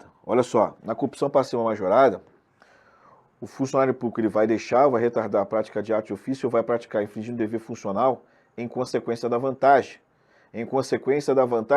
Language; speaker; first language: Portuguese; native; Portuguese